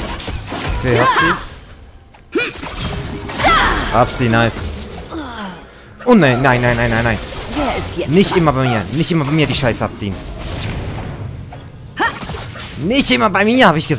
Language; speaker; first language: German; native; German